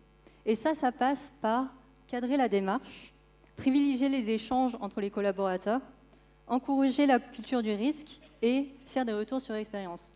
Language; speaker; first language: French; native; French